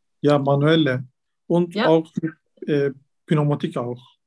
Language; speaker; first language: German; non-native, learner; Turkish